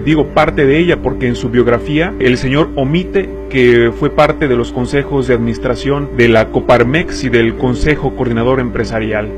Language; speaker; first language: Spanish; native; Spanish